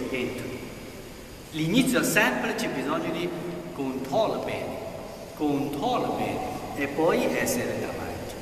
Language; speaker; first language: Italian; non-native, learner; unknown